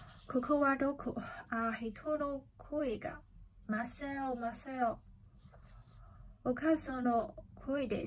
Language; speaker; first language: Japanese; non-native, learner; Chinese